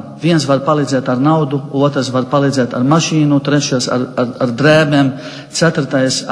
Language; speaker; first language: Latvian; non-native, fluent; Arabic